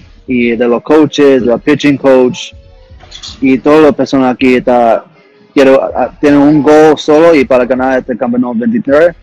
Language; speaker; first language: Spanish; early bilingual, heritage; English